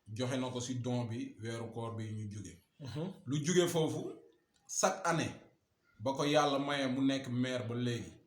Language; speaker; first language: Wolof; non-native, local second language; Fula